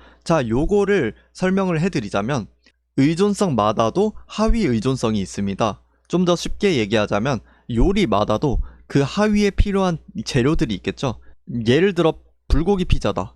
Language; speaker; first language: Korean; native; Korean